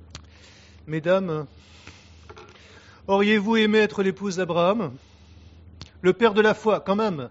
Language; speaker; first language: French; native; French